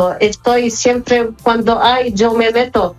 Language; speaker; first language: Spanish; non-native, learner; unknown